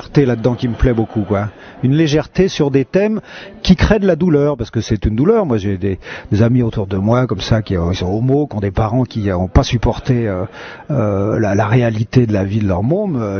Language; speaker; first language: French; native; French